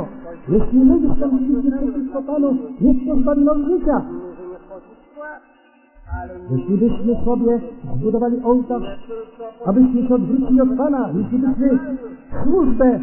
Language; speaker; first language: Polish; native; Polish